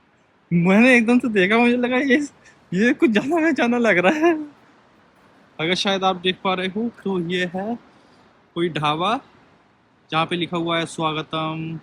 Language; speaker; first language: Hindi; native; Hindi